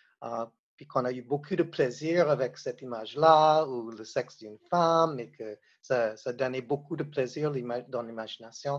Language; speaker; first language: French; non-native, fluent; English